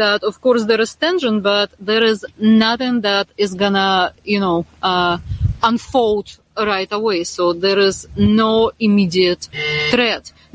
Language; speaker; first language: English; non-native, fluent; Russian